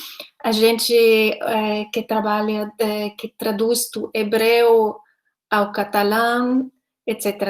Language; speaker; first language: Portuguese; non-native, fluent; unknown